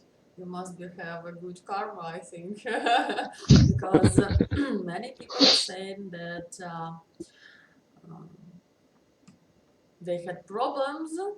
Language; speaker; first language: English; non-native, learner; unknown